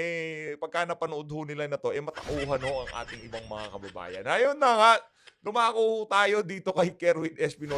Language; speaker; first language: Filipino; native; Filipino